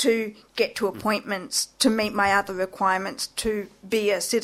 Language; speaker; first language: English; native; English